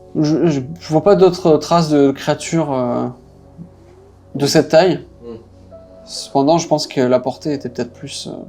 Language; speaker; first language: French; native; French